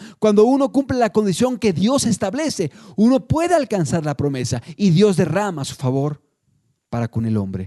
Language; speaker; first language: Spanish; native; Spanish